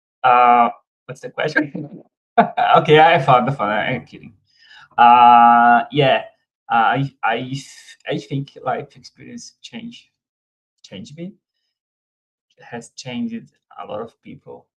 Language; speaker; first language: English; non-native, fluent; Portuguese